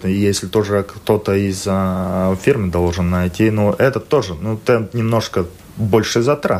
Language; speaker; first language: Russian; non-native, local second language; Latvian